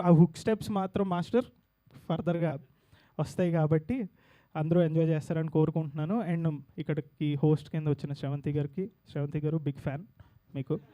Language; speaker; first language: Telugu; native; Telugu